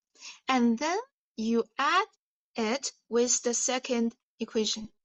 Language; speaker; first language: English; non-native, fluent; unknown